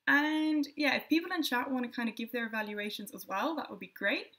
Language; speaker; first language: English; native; English